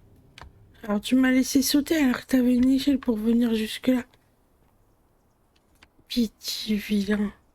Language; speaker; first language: French; native; French